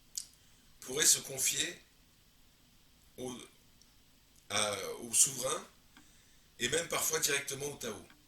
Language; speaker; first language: French; native; French